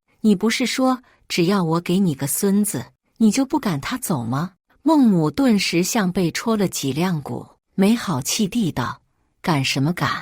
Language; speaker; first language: Chinese; native; Chinese